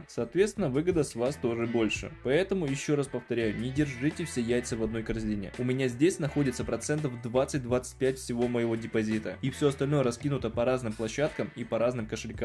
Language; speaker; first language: Russian; native; Russian